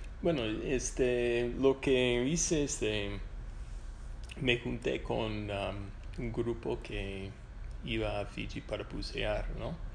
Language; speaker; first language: Spanish; non-native, fluent; English